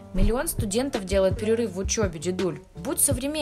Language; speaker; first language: Russian; native; Russian